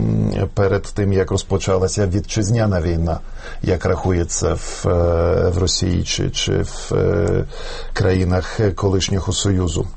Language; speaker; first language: Ukrainian; non-native, fluent; Polish